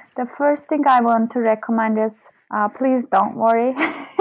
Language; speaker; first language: English; non-native, fluent; Turkish